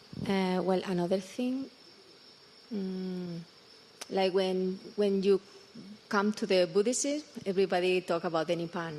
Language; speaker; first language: English; non-native, fluent; Spanish